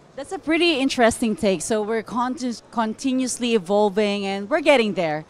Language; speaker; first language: English; non-native, local second language; Filipino